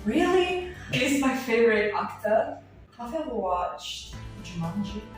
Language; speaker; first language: English; non-native, fluent; Portuguese